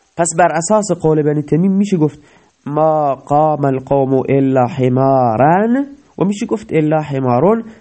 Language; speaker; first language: Persian; non-native, local second language; Baluchi